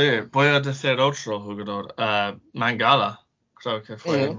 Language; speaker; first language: Spanish; non-native, learner; English